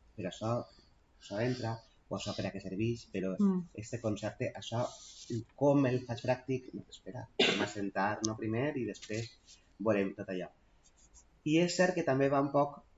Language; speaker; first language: Catalan; native; Catalan